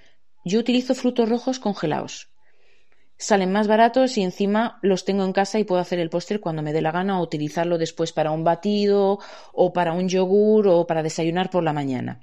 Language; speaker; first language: Spanish; native; Spanish